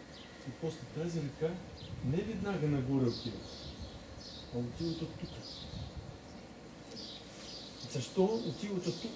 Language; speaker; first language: Bulgarian; non-native, learner; Russian